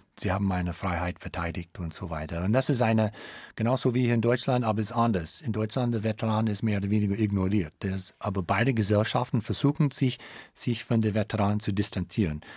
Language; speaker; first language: German; non-native, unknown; English